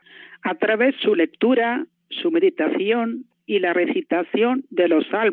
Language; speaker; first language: Spanish; non-native, fluent; Malayalam